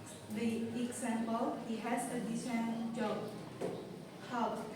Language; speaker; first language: English; non-native, local second language; Indonesian